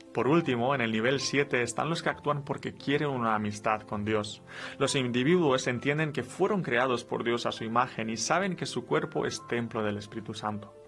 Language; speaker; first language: Spanish; non-native, fluent; Romanian